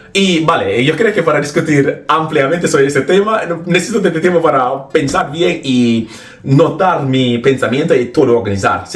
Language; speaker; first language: Spanish; non-native, fluent; English